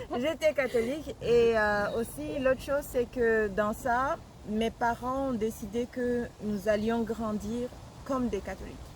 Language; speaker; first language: French; non-native, local second language; Fula